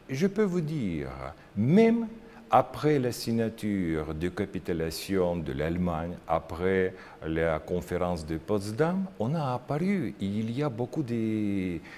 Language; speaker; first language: French; non-native, learner; Russian